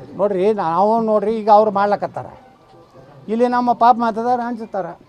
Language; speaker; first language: Kannada; native; Kannada